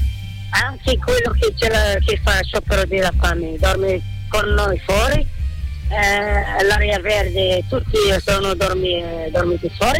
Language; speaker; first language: Italian; non-native, learner; Arabic